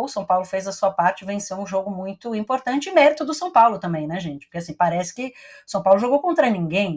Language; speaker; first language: Portuguese; native; Portuguese